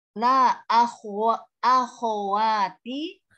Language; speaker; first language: Arabic; non-native, learner; Indonesian